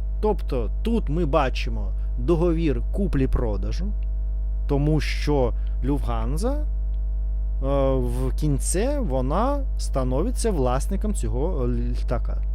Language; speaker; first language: Ukrainian; non-native, learner; Russian